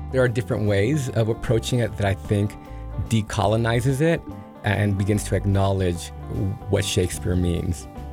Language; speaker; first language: English; early bilingual, other home language; Spanish